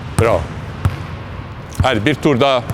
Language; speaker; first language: Turkish; non-native, fluent; Bosnian